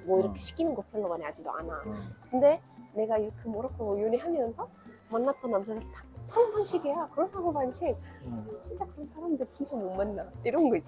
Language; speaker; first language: Korean; non-native, fluent; Arabic